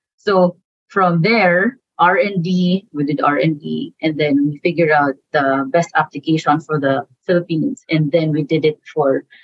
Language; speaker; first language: English; non-native, local second language; Cebuano